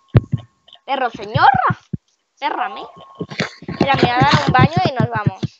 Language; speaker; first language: Spanish; native; Spanish